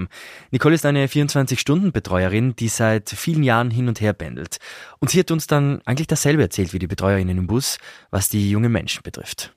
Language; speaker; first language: German; native; German